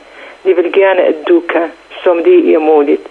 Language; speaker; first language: Danish; non-native, learner; Central Kurdish